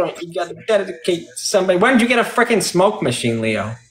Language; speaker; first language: English; native; English